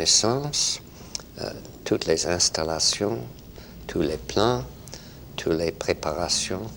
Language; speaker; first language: French; non-native, fluent; English